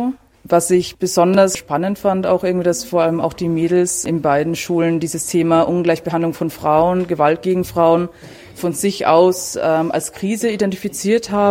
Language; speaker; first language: German; native; German